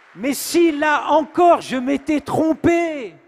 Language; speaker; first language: French; native; French